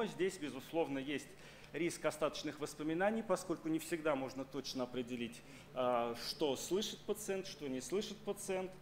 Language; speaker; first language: Russian; native; Russian